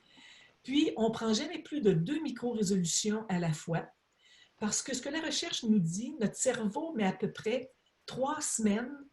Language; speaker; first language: French; native; French